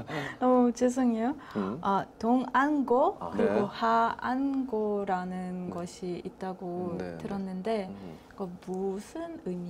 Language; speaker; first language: Korean; non-native, fluent; Russian